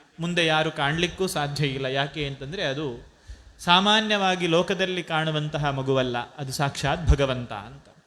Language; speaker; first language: Kannada; non-native, local second language; Tulu